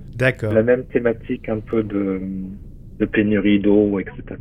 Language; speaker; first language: French; native; French